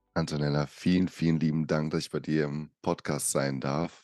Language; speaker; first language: German; early bilingual, other home language; Portuguese